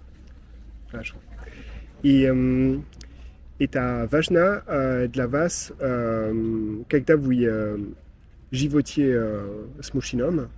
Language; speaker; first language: Russian; non-native, learner; French